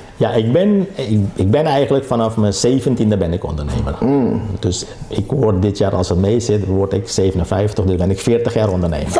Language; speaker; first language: Dutch; early bilingual, other home language; Caribbean Hindustani